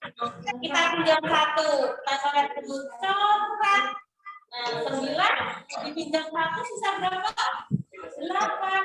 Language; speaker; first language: Indonesian; native; Indonesian